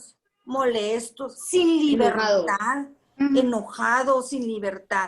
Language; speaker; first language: Spanish; native; Spanish